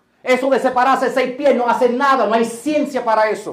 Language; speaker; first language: Spanish; native; Spanish